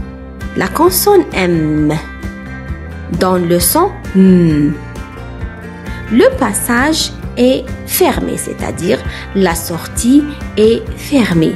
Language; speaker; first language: French; non-native, local second language; Arabic